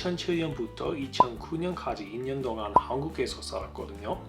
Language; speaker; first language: Korean; non-native, fluent; English